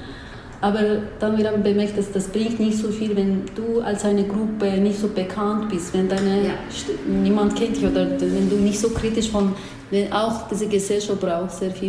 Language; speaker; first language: German; non-native, learner; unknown